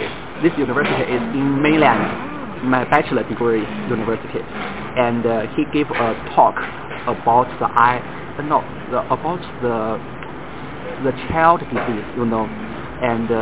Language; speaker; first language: English; non-native, fluent; Chinese